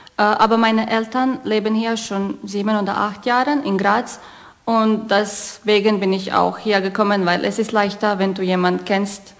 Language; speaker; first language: German; non-native, fluent; Croatian